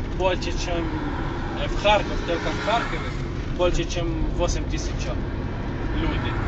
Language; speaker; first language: Russian; non-native, learner; Arabic